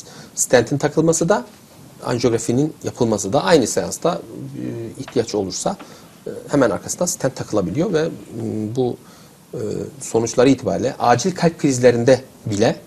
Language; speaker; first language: Turkish; native; Turkish